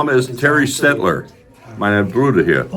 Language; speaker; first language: German; non-native, fluent; English